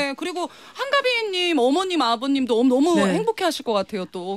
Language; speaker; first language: Korean; native; Korean